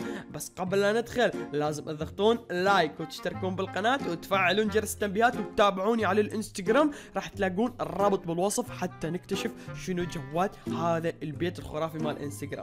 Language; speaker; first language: Arabic; native; Arabic